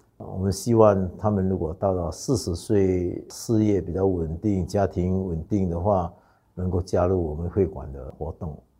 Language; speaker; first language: Chinese; non-native, local second language; Wu Chinese